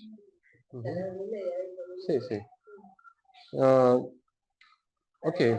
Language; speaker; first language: Spanish; non-native, learner; Russian